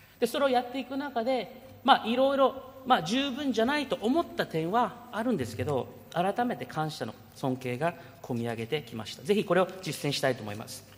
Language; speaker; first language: Japanese; early bilingual, heritage; Japanese